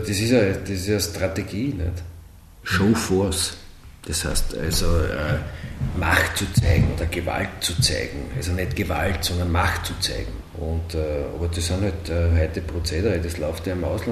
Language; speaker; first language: German; native; German